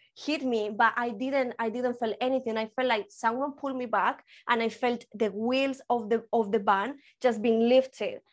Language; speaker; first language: English; early bilingual, other home language; Spanish